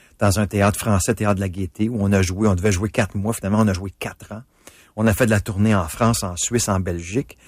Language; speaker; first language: French; native; French